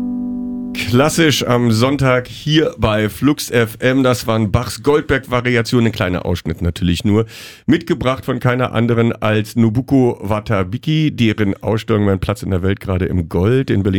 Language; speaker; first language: German; native; German